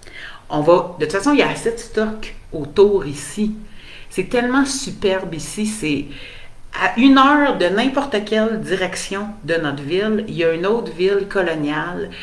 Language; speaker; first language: French; native; French